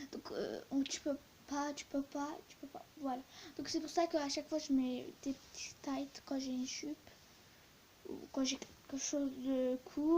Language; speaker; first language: French; early bilingual, other home language; Turkish